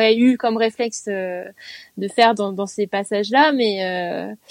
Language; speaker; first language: French; native; French